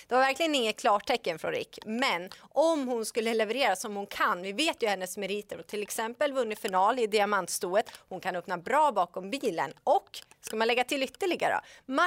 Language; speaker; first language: Swedish; native; Swedish